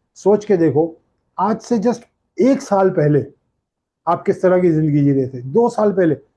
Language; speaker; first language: Hindi; non-native, local second language; Gujarati